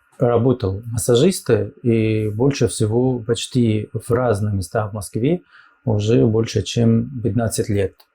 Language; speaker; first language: Russian; non-native, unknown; Arabic